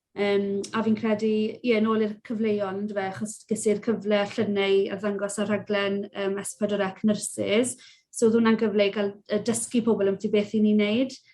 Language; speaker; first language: Welsh; native; Welsh